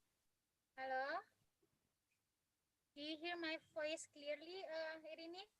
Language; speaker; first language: English; non-native, fluent; Indonesian